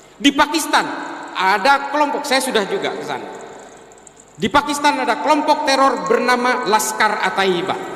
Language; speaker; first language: Indonesian; non-native, local second language; Madurese